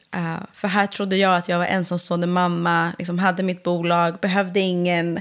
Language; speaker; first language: Swedish; early bilingual, other home language; Persian